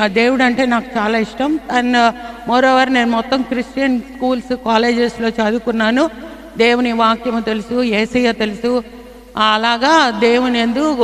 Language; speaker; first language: Telugu; non-native, fluent; Bangla